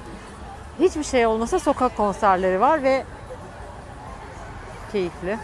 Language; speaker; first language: Turkish; native; Turkish